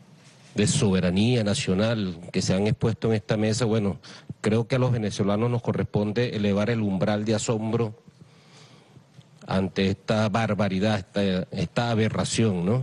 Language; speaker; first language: Spanish; native; Spanish